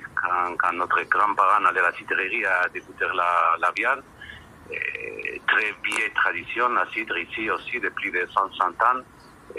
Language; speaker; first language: French; non-native, learner; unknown